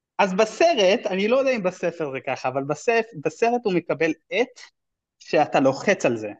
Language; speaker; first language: Hebrew; early bilingual, heritage; Hebrew